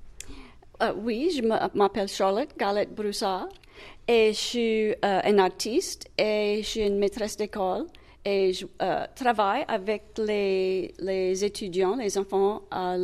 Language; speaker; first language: French; native; French